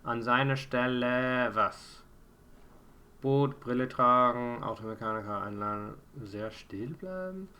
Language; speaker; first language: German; non-native, fluent; English